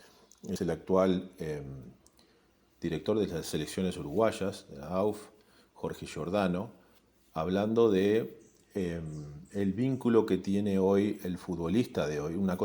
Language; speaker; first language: Spanish; native; Spanish